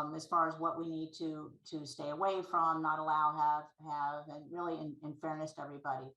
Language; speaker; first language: English; native; English